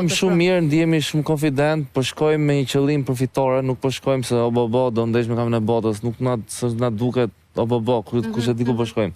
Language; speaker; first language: Albanian; native; Albanian